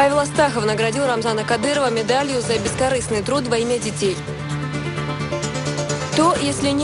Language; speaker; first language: Russian; native; Russian